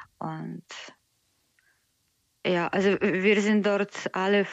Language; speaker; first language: German; non-native, learner; Ukrainian